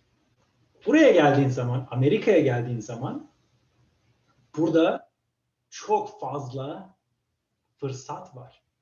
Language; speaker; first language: Turkish; non-native, fluent; English